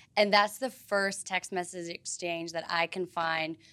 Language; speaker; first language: English; native; English